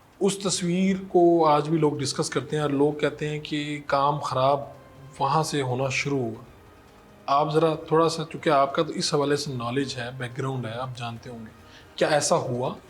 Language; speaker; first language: Urdu; non-native, local second language; Punjabi